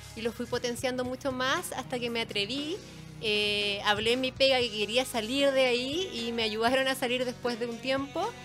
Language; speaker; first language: Spanish; native; Spanish